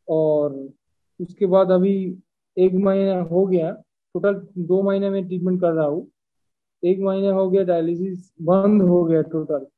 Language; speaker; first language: Hindi; non-native, local second language; Bangla